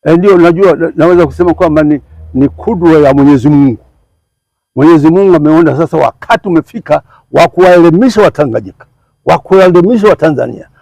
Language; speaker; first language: Swahili; non-native, local second language; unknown